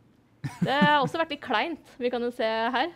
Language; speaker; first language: Norwegian; native; Norwegian